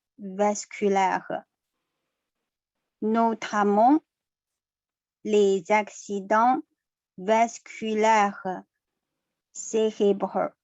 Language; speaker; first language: French; non-native, learner; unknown